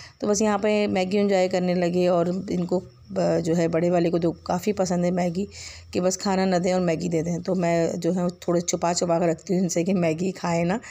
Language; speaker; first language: Urdu; native; Urdu